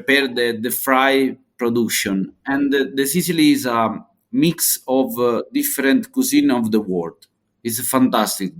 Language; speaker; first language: English; non-native, learner; Italian